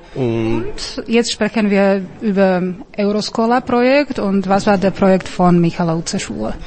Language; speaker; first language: German; non-native, learner; Slovak